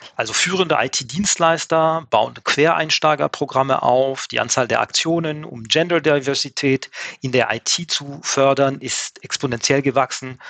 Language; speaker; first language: German; non-native, fluent; French